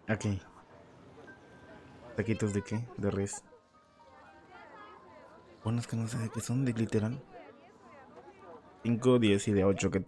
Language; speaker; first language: Spanish; native; Spanish